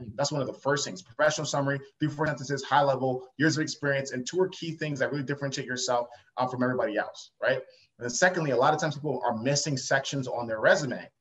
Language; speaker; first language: English; native; English